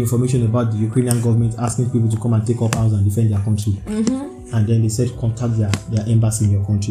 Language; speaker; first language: English; non-native, local second language; Yoruba